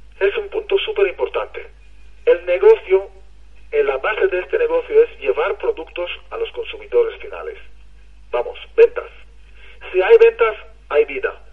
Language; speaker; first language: Spanish; non-native, fluent; Hebrew